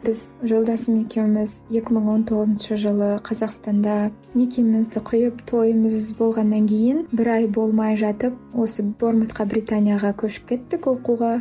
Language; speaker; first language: Kazakh; native; Kazakh